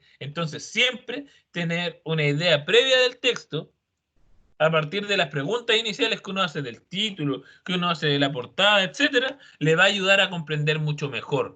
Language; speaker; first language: Spanish; native; Spanish